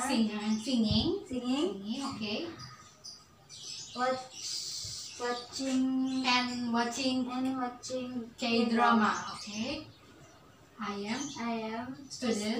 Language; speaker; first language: English; non-native, learner; Indonesian